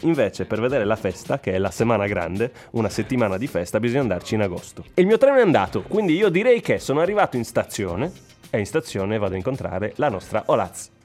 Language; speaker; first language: Italian; native; Italian